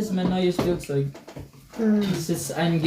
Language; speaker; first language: German; non-native, learner; Cebuano